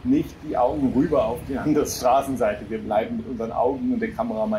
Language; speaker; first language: German; native; German